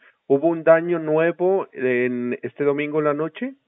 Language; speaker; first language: Spanish; native; Spanish